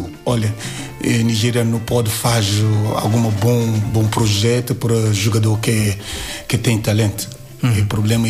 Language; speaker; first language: Portuguese; non-native, learner; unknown